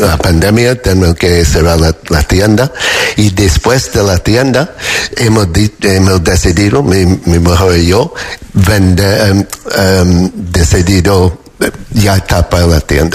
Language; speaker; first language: Spanish; non-native, learner; English